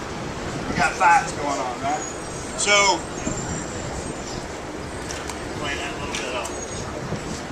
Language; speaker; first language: English; native; English